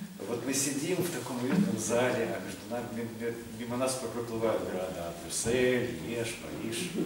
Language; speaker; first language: Russian; native; Russian